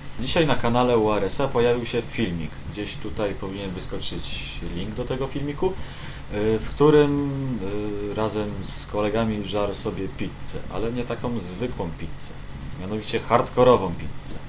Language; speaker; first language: Polish; native; Polish